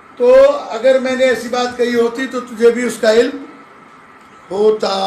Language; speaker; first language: Urdu; non-native, local second language; Sindhi